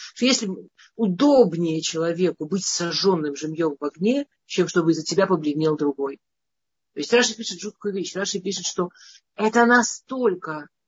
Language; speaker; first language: Russian; native; Russian